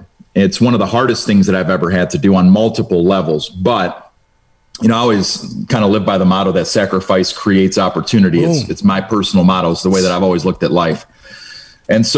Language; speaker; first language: English; early bilingual, other home language; Romanian